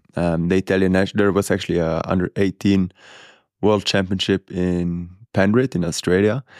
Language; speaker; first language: English; non-native, fluent; Italian